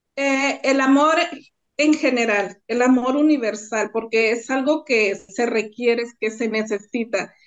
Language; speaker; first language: Spanish; native; Spanish